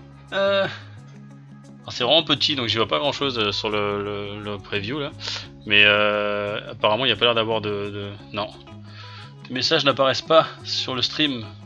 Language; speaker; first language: French; native; French